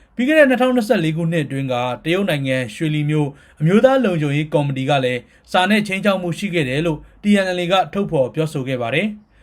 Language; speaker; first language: Burmese; native; Burmese